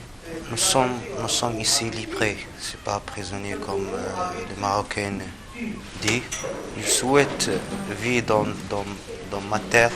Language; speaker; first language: French; non-native, learner; Arabic